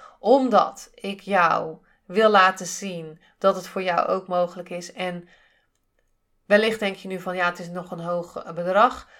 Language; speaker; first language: Dutch; native; Dutch